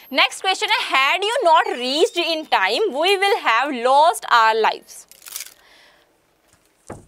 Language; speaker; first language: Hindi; non-native, local second language; Punjabi